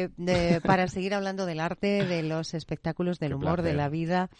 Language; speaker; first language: Spanish; native; Spanish